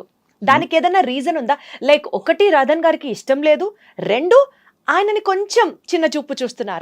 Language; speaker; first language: Telugu; native; Telugu